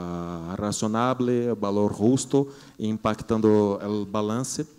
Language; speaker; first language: Spanish; non-native, learner; Portuguese